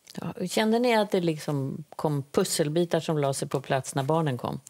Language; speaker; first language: Swedish; native; Swedish